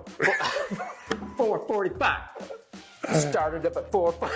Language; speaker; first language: English; native; English